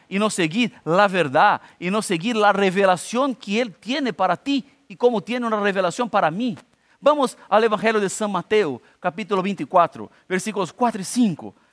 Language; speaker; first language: Spanish; non-native, fluent; Portuguese